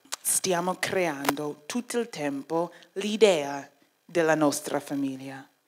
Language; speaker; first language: Italian; non-native, fluent; English